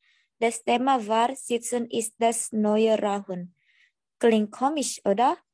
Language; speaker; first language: German; non-native, learner; Indonesian